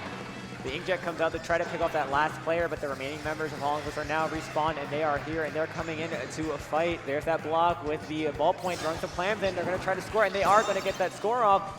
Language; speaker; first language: English; native; English